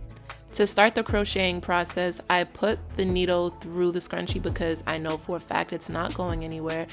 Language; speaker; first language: English; native; English